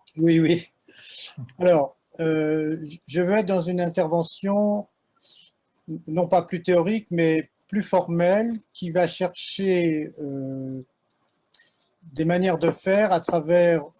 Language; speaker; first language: French; native; French